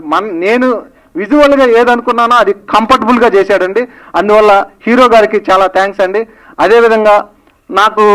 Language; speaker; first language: Telugu; native; Telugu